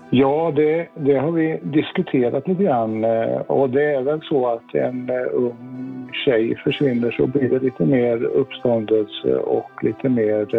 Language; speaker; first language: Swedish; native; Swedish